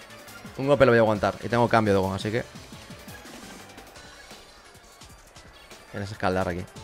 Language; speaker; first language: Spanish; native; Spanish